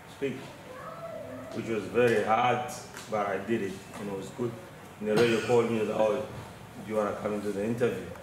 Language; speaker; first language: English; non-native, fluent; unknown